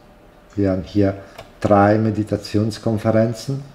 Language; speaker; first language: German; non-native, fluent; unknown